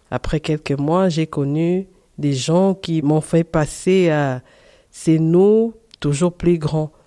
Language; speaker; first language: French; non-native, fluent; Portuguese